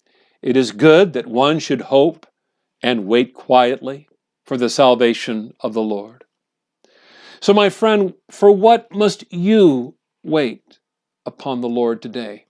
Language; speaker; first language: English; native; English